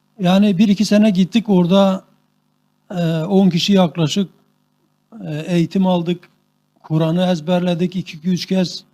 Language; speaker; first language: Turkish; non-native, local second language; Kurdish